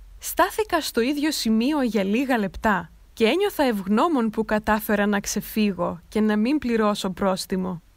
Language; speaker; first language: Greek; native; Greek